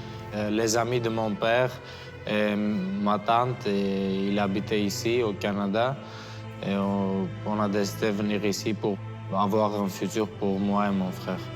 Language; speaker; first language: French; non-native, learner; Armenian